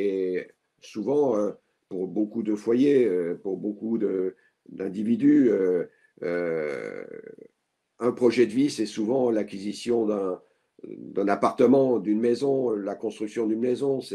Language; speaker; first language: French; native; French